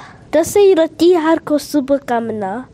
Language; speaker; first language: Nepali; early bilingual, heritage; Nepali